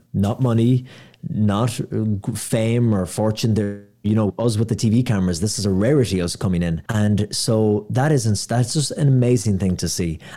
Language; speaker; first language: English; native; English